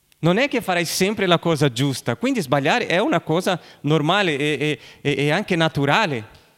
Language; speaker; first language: Italian; non-native, fluent; Portuguese